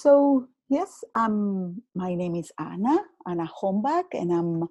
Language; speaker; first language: English; non-native, fluent; Spanish